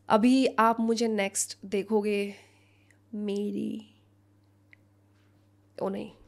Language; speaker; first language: Hindi; non-native, local second language; Assamese